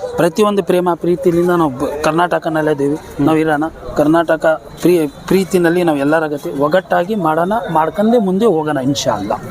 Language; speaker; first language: Kannada; non-native, local second language; Urdu